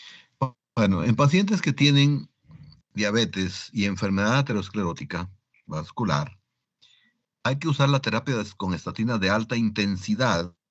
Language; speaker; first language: Spanish; native; Spanish